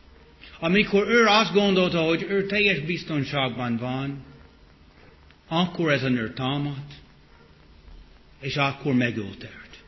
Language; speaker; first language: Hungarian; non-native, fluent; English